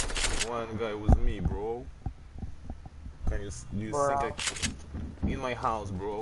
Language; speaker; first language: English; non-native, learner; French